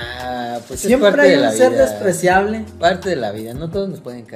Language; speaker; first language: Spanish; native; Spanish